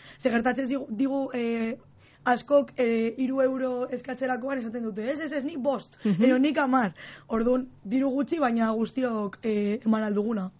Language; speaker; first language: Basque; non-native, local second language; Spanish